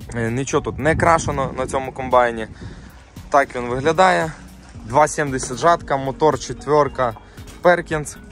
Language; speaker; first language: Ukrainian; non-native, local second language; Russian